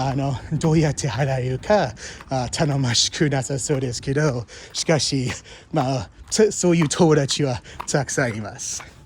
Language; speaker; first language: Japanese; non-native, fluent; English